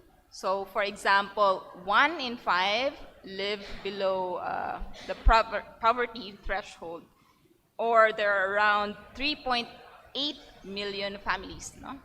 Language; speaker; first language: English; non-native, fluent; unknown